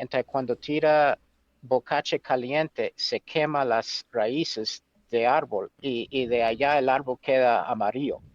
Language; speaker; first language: Spanish; non-native, fluent; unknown